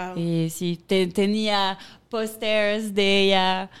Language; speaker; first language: Spanish; non-native, fluent; French